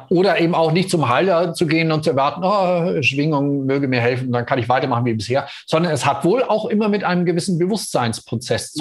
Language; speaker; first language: German; native; German